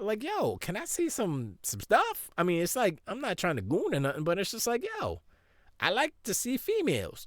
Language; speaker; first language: English; native; English